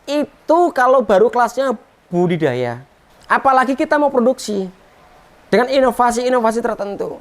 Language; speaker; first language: Indonesian; non-native, local second language; Javanese